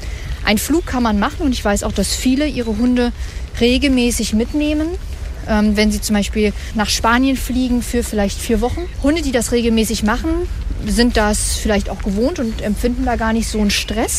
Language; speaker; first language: German; native; German